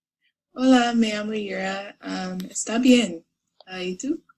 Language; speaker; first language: Spanish; non-native, learner; English